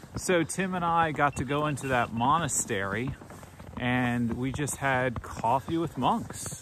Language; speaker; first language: English; native; English